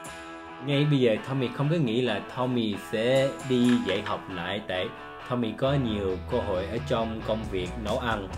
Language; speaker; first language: Vietnamese; early bilingual, heritage; Vietnamese